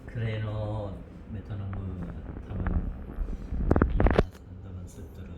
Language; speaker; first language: Japanese; non-native, learner; Vietnamese